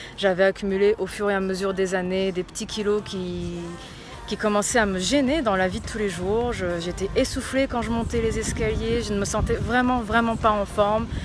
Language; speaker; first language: French; early bilingual, other home language; Portuguese